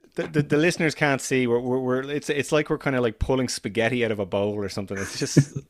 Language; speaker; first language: English; native; English